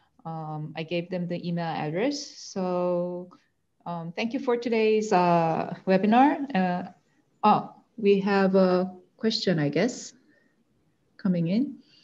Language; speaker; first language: English; non-native, fluent; Korean